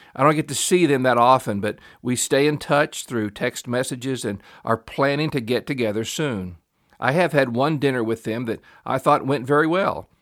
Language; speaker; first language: English; native; English